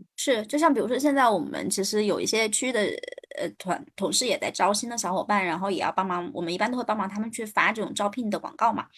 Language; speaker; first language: Chinese; native; Chinese